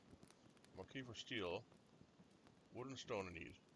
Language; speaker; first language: English; native; English